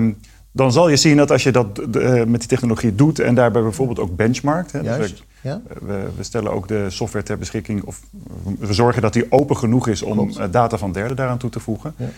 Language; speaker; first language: Dutch; native; Dutch